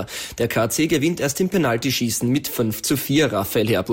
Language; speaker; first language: German; native; German